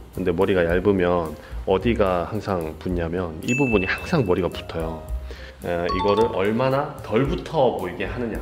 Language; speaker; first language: Korean; native; Korean